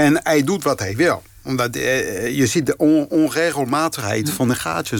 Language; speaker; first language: Dutch; non-native, fluent; French